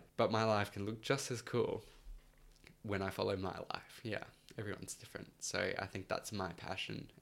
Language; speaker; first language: English; early bilingual, other home language; Spanish